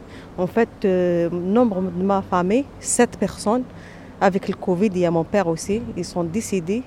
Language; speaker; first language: French; non-native, local second language; Arabic